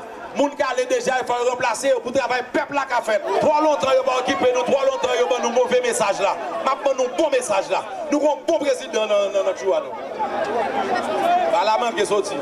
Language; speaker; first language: French; non-native, local second language; Haitian Creole